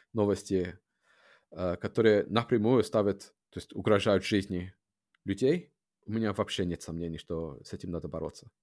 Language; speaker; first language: Russian; non-native, fluent; English